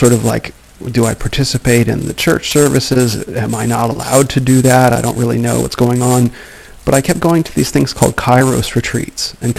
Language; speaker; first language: English; native; English